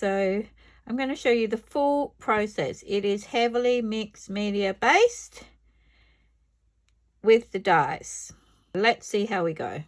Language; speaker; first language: English; native; English